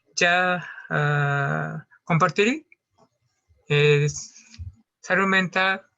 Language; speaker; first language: Spanish; non-native, learner; Japanese